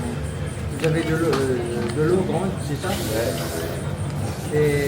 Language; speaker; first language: French; non-native, local second language; Arabic